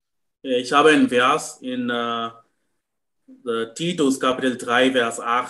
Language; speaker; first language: German; non-native, fluent; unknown